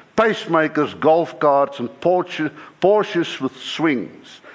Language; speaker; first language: English; non-native, local second language; Afrikaans